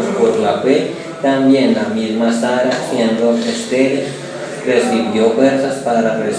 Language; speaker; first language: Spanish; native; Spanish